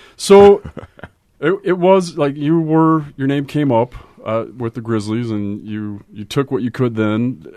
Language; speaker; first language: English; native; English